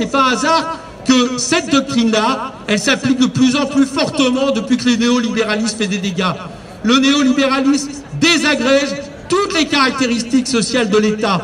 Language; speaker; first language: French; native; French